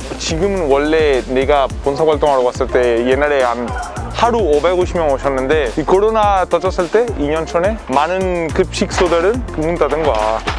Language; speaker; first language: Korean; non-native, fluent; Italian